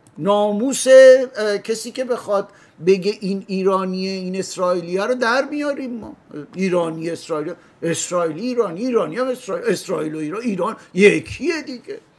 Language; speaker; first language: Persian; native; Persian